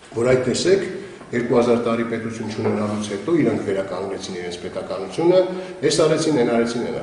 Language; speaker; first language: Armenian; native; Armenian